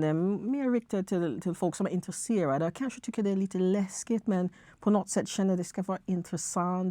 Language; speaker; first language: Swedish; non-native, fluent; English